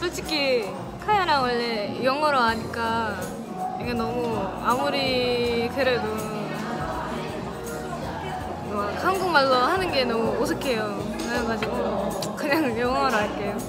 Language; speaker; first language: Korean; non-native, fluent; Russian